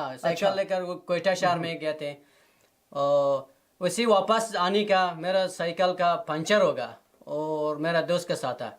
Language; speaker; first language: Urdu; non-native, learner; Persian